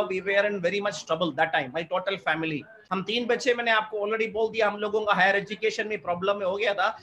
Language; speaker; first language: Hindi; non-native, local second language; Malayalam